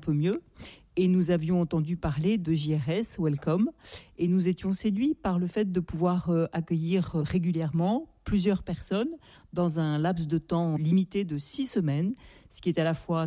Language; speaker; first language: French; native; French